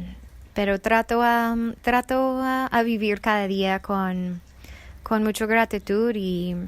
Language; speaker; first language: Spanish; non-native, fluent; English